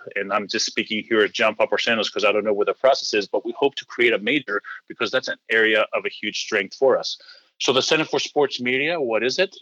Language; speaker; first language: English; early bilingual, heritage; Greek